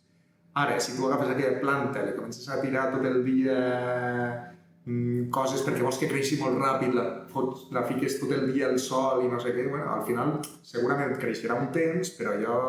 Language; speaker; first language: Catalan; native; Catalan